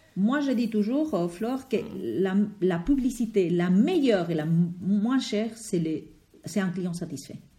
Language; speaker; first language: French; non-native, fluent; Spanish